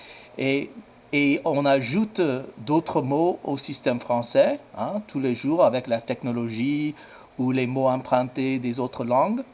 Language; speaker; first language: French; non-native, fluent; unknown